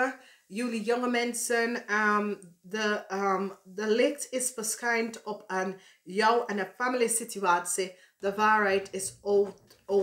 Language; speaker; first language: Dutch; non-native, learner; English